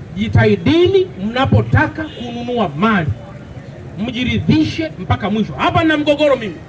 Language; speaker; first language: Swahili; native; Swahili